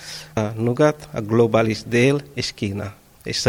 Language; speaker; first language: Hungarian; non-native, fluent; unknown